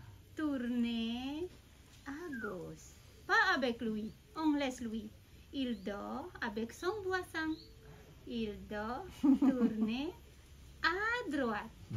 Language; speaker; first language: French; non-native, fluent; Balinese